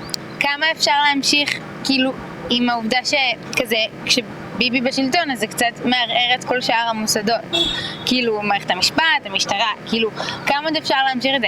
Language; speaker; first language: Hebrew; native; Hebrew